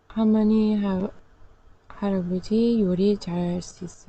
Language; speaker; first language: Korean; non-native, learner; English